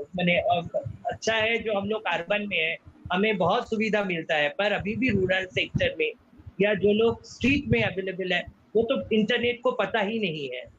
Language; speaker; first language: Hindi; non-native, local second language; Bangla